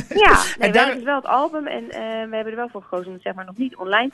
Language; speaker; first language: Dutch; native; Dutch